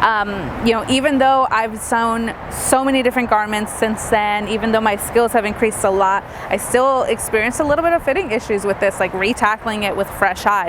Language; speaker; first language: English; native; English